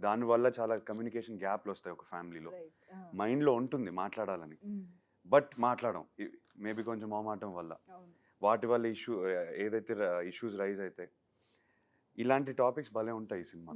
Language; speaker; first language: Telugu; native; Telugu